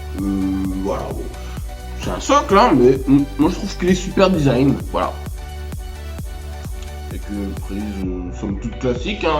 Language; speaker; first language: French; native; French